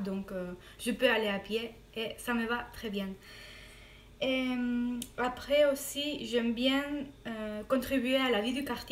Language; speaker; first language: French; non-native, fluent; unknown